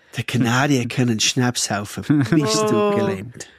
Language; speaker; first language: German; non-native, fluent; English